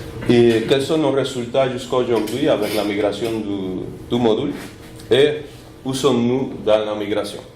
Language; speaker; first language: French; non-native, fluent; Spanish